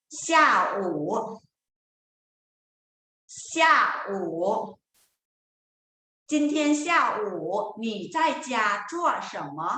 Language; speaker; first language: Chinese; non-native, fluent; Thai